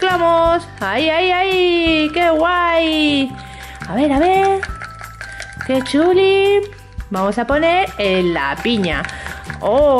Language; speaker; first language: Spanish; native; Spanish